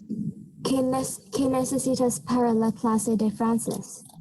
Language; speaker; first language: Spanish; non-native, learner; English